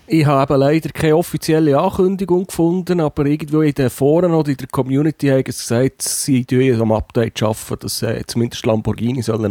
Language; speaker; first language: German; native; German